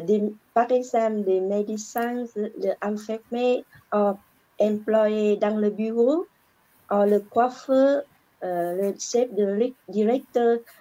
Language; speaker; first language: French; non-native, learner; Vietnamese